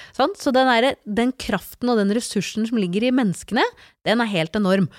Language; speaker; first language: Norwegian; native; Norwegian